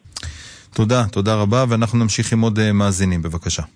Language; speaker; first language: Hebrew; native; Hebrew